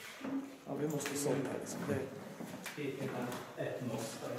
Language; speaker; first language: Swedish; native; Swedish